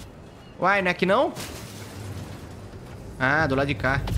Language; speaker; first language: Portuguese; native; Portuguese